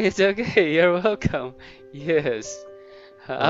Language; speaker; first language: English; non-native, fluent; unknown